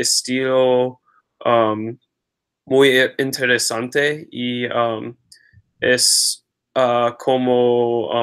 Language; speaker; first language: Spanish; non-native, learner; English